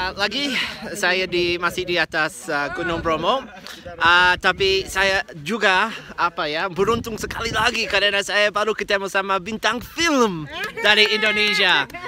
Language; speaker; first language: Indonesian; non-native, fluent; English